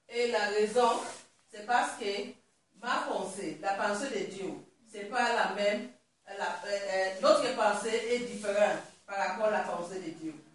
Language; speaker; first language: French; non-native, learner; Swahili